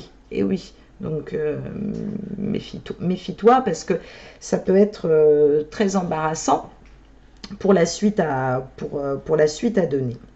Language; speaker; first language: French; native; French